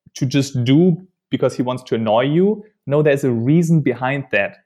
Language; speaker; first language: English; non-native, fluent; German